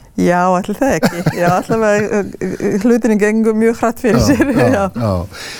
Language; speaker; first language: Icelandic; non-native, fluent; Serbian